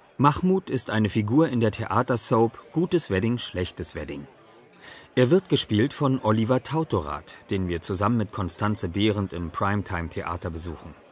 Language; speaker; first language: German; native; German